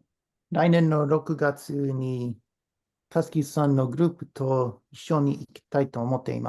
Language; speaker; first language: Japanese; non-native, learner; English